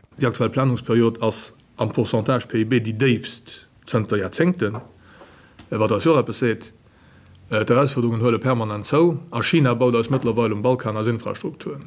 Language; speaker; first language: Luxembourgish; native; Luxembourgish